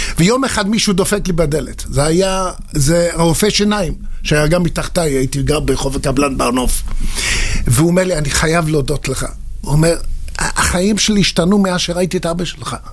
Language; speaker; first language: Hebrew; non-native, fluent; English